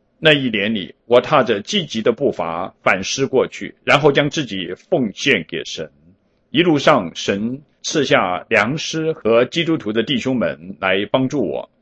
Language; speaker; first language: Chinese; early bilingual, heritage; Chinese